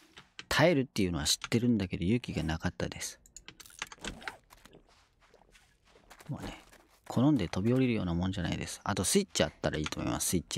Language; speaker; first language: Japanese; native; Japanese